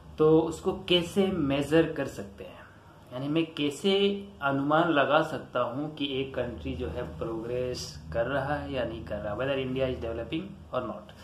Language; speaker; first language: Hindi; native; Hindi